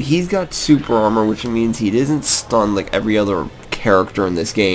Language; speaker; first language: English; native; English